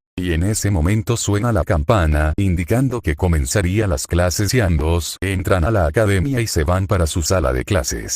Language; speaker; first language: Spanish; native; Spanish